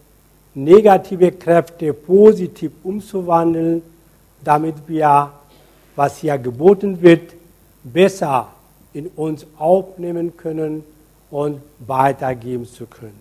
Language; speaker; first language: German; non-native, fluent; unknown